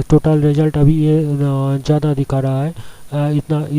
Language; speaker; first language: Hindi; non-native, local second language; Bangla